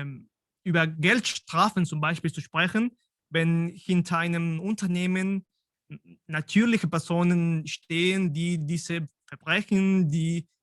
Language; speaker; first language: German; non-native, fluent; Spanish